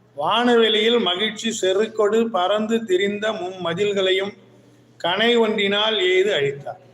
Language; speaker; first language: Tamil; native; Tamil